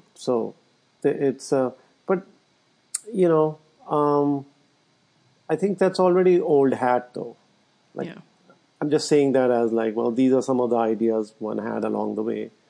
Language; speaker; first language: English; non-native, local second language; Urdu